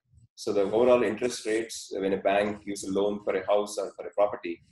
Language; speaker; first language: English; non-native, fluent; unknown